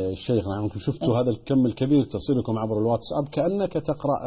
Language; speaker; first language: Arabic; native; Arabic